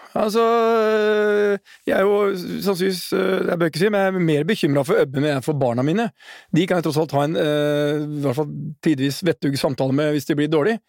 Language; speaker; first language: Norwegian; native; Norwegian